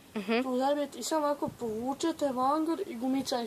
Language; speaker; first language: Bosnian; native; Bosnian